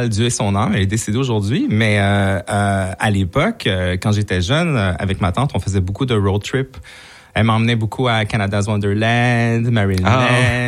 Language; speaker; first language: French; native; French